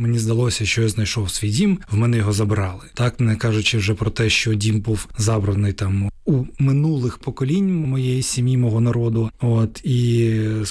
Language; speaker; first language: Ukrainian; native; Ukrainian